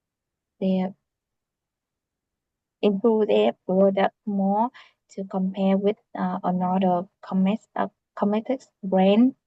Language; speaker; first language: English; non-native, learner; Vietnamese